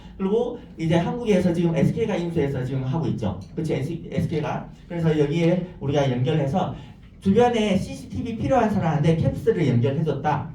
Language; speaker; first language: Korean; non-native, fluent; Chinese